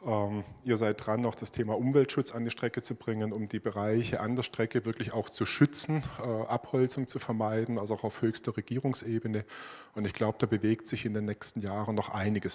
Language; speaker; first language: German; native; German